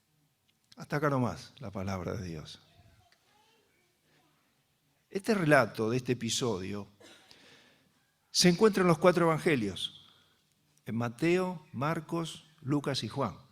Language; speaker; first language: Spanish; native; Spanish